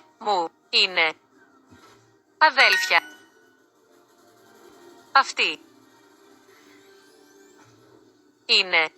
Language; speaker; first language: Greek; non-native, learner; Ukrainian